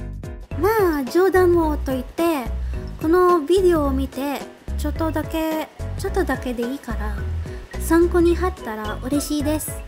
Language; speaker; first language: Japanese; non-native, learner; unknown